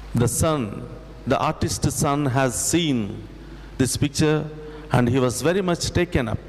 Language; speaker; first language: English; non-native, local second language; Telugu